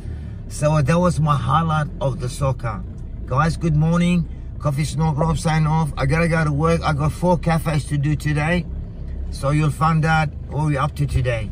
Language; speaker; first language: English; non-native, fluent; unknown